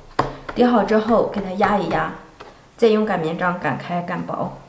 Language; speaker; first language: Chinese; native; Chinese